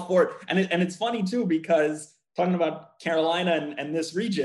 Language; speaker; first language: English; native; English